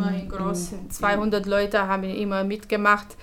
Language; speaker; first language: German; non-native, fluent; Romanian